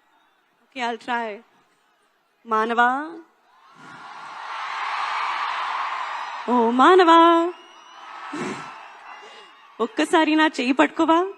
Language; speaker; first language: Telugu; non-native, fluent; Hindi